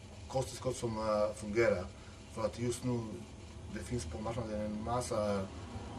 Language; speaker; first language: Swedish; non-native, fluent; Macedonian